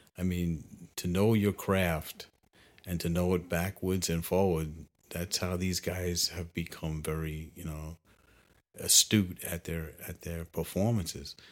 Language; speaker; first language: English; native; English